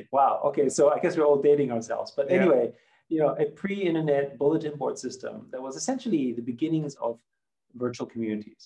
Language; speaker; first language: English; non-native, fluent; German